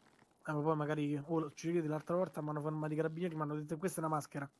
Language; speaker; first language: Italian; native; Italian